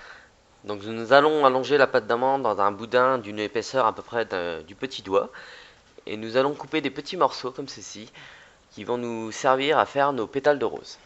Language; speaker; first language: French; native; French